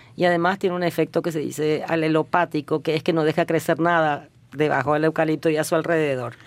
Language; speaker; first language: Spanish; native; Spanish